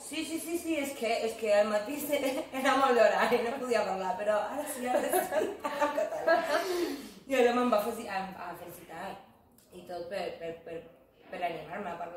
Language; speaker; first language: Catalan; non-native, learner; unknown